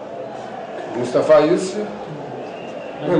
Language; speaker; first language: French; non-native, fluent; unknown